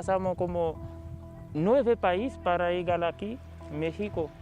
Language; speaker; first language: Spanish; non-native, learner; Haitian Creole